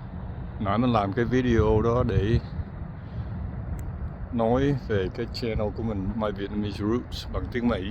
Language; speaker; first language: Vietnamese; early bilingual, other home language; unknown